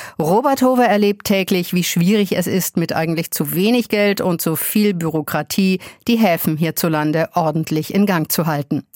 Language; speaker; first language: German; native; German